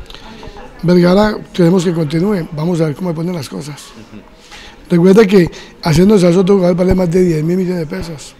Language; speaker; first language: Spanish; native; Spanish